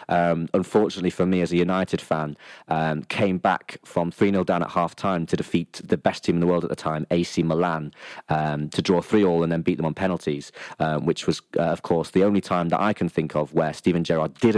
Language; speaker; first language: English; native; English